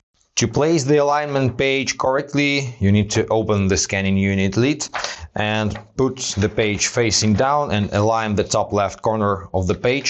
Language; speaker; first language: English; non-native, fluent; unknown